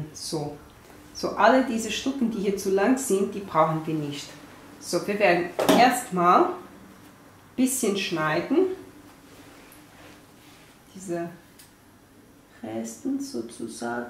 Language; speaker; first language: German; non-native, fluent; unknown